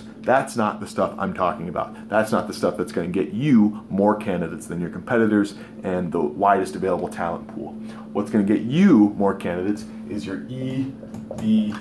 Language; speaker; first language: English; native; English